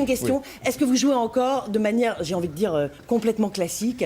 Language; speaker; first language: French; native; French